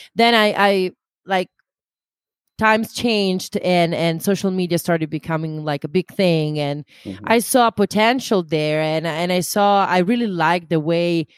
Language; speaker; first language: English; non-native, fluent; Italian